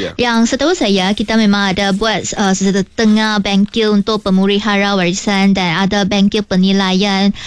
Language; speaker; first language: Malay; non-native, local second language; Chinese